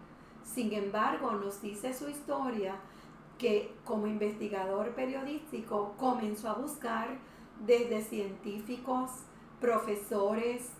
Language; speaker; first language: Spanish; native; Spanish